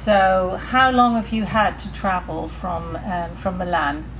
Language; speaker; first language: English; native; English